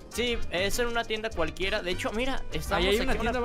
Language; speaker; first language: Spanish; native; Spanish